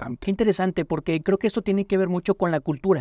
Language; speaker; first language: Spanish; native; Spanish